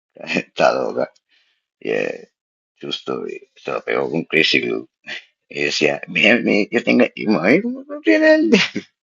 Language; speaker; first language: Spanish; early bilingual, heritage; Spanish